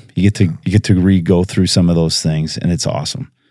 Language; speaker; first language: English; native; English